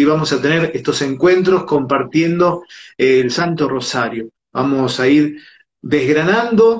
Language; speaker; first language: Spanish; native; Spanish